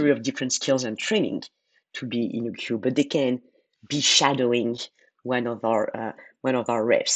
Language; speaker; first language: English; non-native, fluent; French